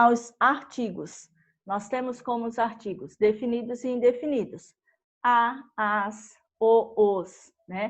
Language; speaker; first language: Portuguese; native; Portuguese